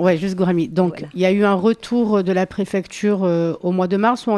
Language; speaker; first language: French; native; French